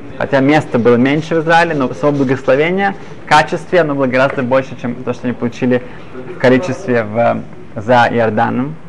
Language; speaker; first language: Russian; early bilingual, other home language; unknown